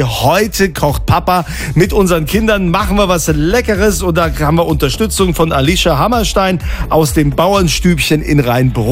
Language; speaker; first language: German; native; German